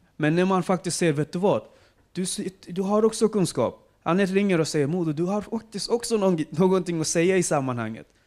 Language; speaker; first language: Swedish; non-native, fluent; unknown